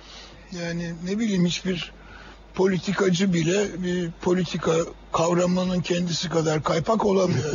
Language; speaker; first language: Turkish; native; Turkish